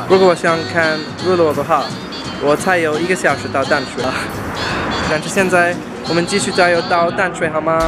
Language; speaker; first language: Chinese; non-native, fluent; Hindi